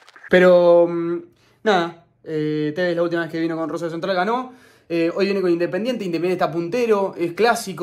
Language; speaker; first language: Spanish; native; Spanish